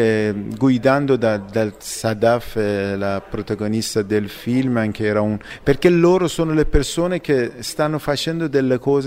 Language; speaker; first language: Italian; non-native, fluent; Persian